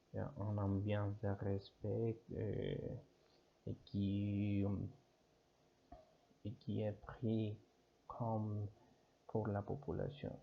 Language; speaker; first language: French; non-native, learner; Spanish